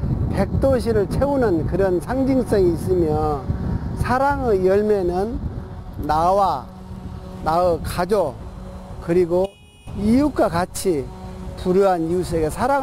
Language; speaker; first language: Korean; native; Korean